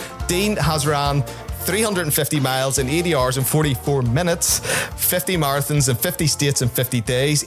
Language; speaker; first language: English; native; English